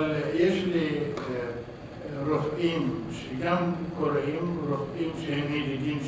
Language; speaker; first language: Hebrew; non-native, fluent; Arabic